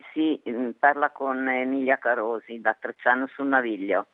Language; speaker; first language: Italian; native; Italian